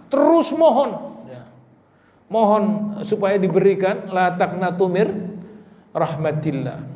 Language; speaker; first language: Indonesian; native; Indonesian